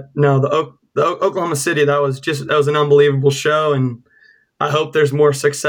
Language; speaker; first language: English; native; English